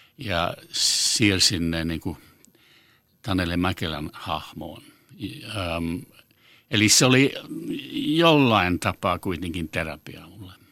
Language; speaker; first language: Finnish; non-native, fluent; English